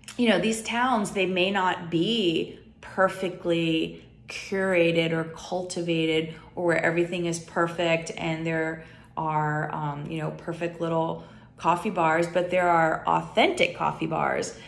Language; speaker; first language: English; native; English